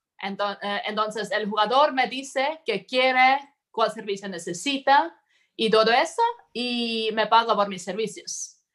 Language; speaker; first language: Spanish; non-native, fluent; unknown